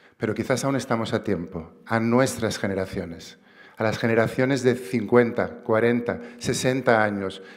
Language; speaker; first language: Spanish; native; Spanish